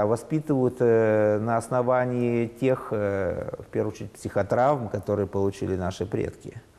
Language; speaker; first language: Russian; non-native, local second language; Udmurt